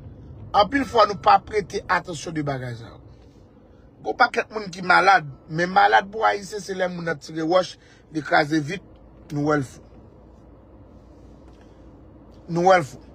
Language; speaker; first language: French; non-native, local second language; Haitian Creole